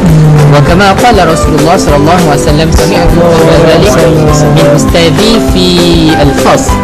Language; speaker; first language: Arabic; non-native, learner; Malay